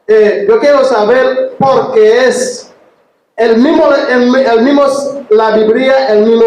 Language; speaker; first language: Spanish; non-native, learner; Haitian Creole